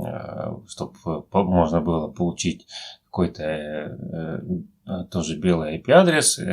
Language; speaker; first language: Russian; native; Russian